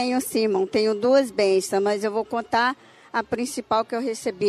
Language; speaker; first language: Portuguese; native; Portuguese